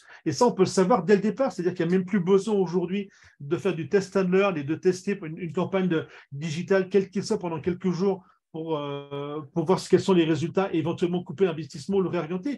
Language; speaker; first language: French; native; French